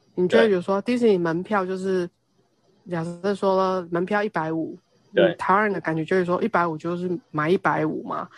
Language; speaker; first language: Chinese; native; Chinese